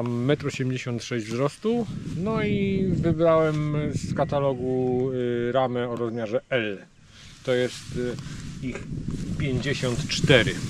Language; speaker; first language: Polish; native; Polish